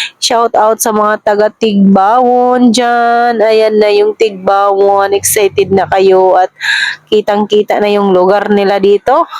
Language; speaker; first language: Filipino; non-native, local second language; Cebuano